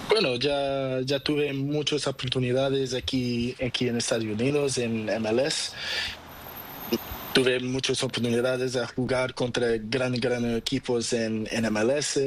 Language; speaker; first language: Spanish; non-native, learner; Portuguese